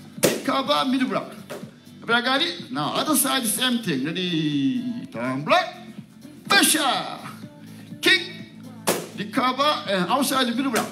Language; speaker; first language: English; non-native, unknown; Korean